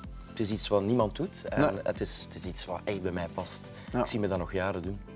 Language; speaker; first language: Dutch; native; Dutch